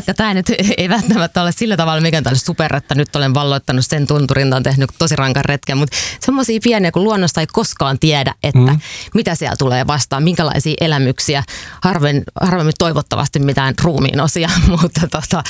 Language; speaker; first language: Finnish; native; Finnish